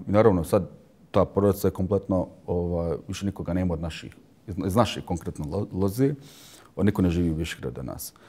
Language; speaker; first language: Bosnian; early bilingual, heritage; Bosnian